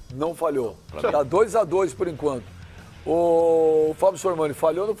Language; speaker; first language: Portuguese; native; Portuguese